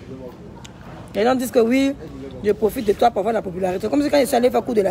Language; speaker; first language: French; native; French